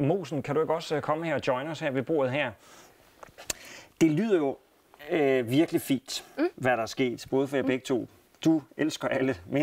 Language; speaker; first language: Danish; native; Danish